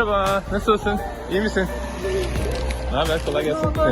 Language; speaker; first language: Turkish; non-native, learner; English